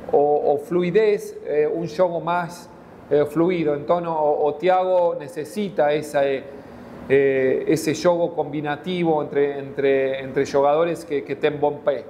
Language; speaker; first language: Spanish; non-native, fluent; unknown